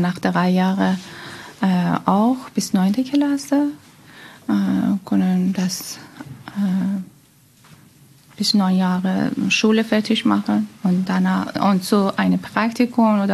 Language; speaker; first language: German; non-native, learner; Persian